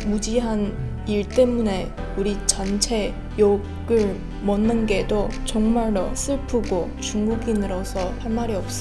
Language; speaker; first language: Korean; non-native, learner; Chinese